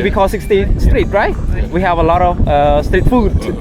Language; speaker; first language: English; non-native, learner; Khmer